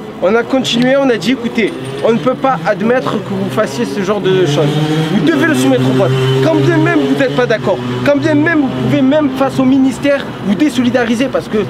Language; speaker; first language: French; native; French